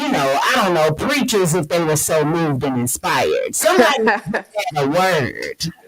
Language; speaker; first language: English; native; English